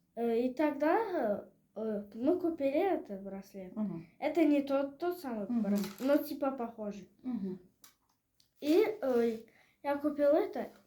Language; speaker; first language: Russian; non-native, local second language; Azerbaijani